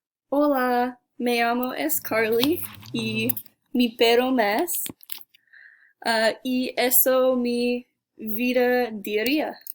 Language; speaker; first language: Spanish; non-native, learner; English